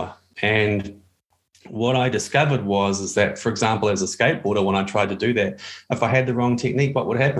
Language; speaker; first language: English; native; English